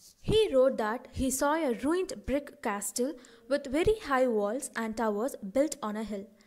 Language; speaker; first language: English; non-native, local second language; Tamil